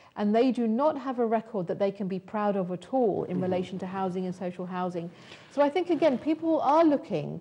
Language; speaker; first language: English; native; English